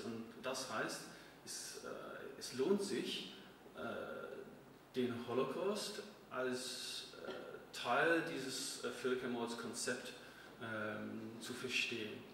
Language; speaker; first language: German; non-native, fluent; English